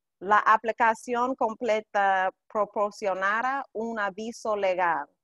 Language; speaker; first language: Spanish; non-native, fluent; English